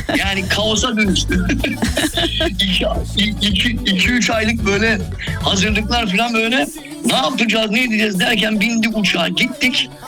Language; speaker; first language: Turkish; native; Turkish